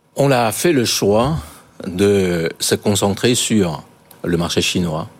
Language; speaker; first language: French; non-native, fluent; Chinese